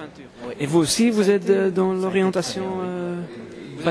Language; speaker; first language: French; non-native, fluent; Dutch